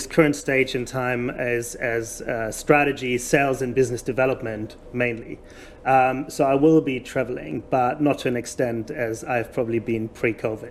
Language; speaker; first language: English; non-native, fluent; German